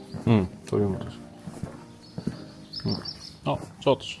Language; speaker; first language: Japanese; non-native, learner; French